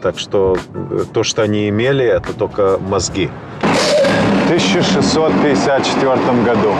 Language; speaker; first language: Russian; early bilingual, heritage; Russian